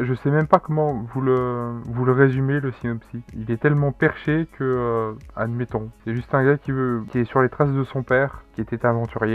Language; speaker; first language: French; native; French